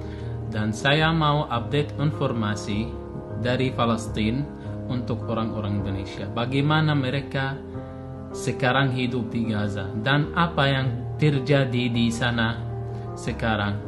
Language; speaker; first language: Indonesian; non-native, learner; Arabic